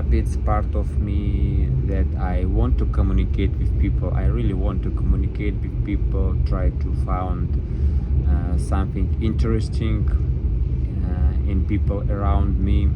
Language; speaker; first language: English; non-native, learner; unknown